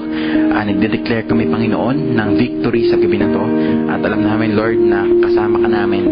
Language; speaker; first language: Filipino; native; Filipino